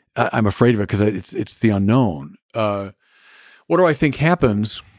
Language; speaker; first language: English; native; English